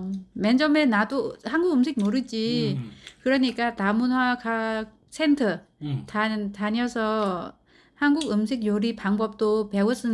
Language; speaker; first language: Korean; non-native, learner; Vietnamese